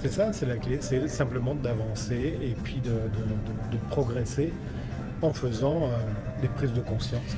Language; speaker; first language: French; native; French